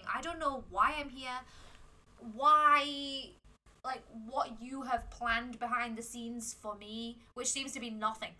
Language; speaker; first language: English; native; English